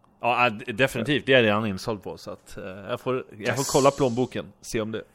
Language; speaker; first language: Swedish; native; Swedish